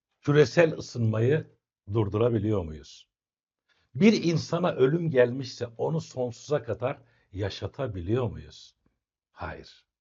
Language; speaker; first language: Turkish; native; Turkish